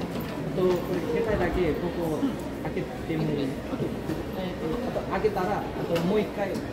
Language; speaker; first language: Japanese; non-native, learner; Nepali